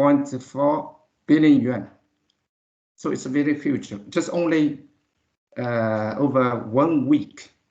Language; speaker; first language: English; non-native, learner; Chinese